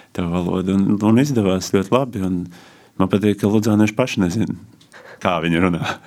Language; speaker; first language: Latvian; native; Latvian